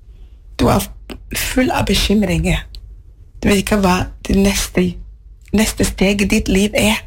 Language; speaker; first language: Norwegian; non-native, fluent; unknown